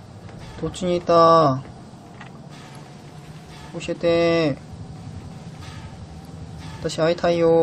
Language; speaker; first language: Japanese; non-native, learner; Korean